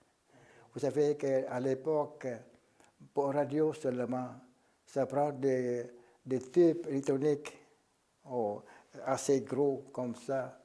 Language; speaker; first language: French; non-native, local second language; Vietnamese